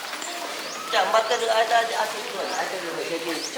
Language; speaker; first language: Japanese; non-native, learner; Vietnamese